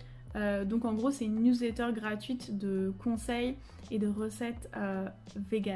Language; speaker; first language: French; native; French